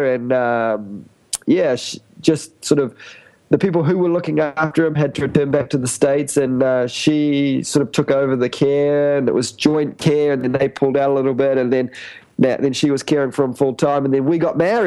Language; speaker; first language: English; native; English